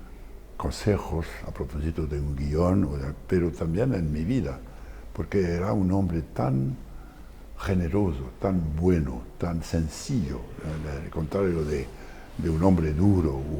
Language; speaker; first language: Spanish; non-native, fluent; French